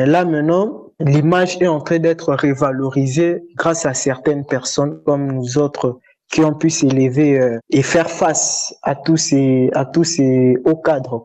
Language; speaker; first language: French; non-native, local second language; Lingala